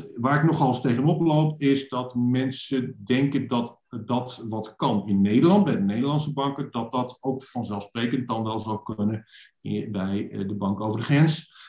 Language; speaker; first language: Dutch; native; Dutch